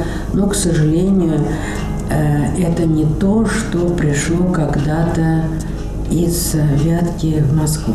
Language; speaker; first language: Russian; native; Russian